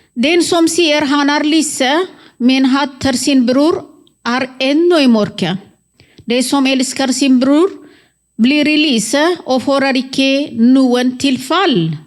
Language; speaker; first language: Norwegian; non-native, fluent; Amharic